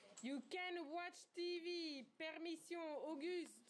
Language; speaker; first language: English; non-native, fluent; French